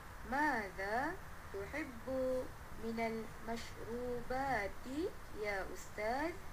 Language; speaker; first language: Arabic; non-native, learner; Malay